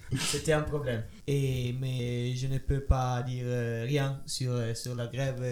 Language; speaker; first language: French; non-native, learner; Italian